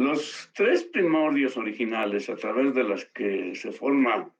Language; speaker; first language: Spanish; native; Spanish